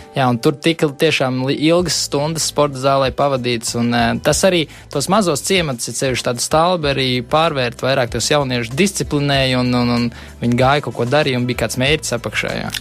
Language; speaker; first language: Latvian; native; Latvian